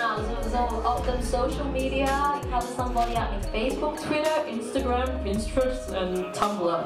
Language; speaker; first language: German; non-native, learner; Cantonese